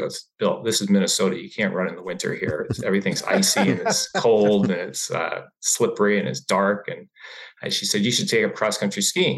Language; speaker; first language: English; native; English